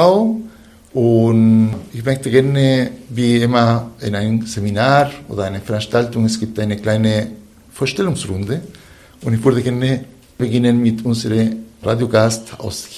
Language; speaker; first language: German; non-native, fluent; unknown